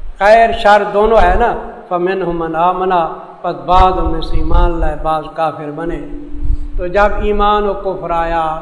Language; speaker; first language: Urdu; non-native, local second language; Saraiki